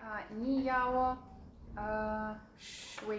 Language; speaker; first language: Chinese; non-native, learner; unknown